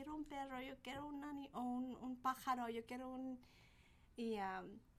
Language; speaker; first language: Spanish; early bilingual, heritage; Spanish